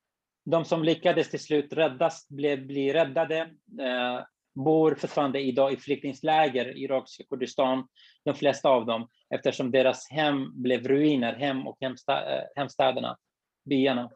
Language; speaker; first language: Swedish; non-native, fluent; Kurdish